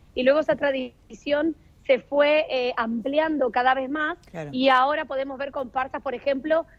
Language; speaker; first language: Spanish; native; Spanish